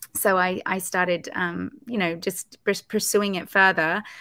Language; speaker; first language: English; native; English